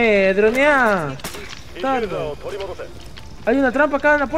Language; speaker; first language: Spanish; native; Spanish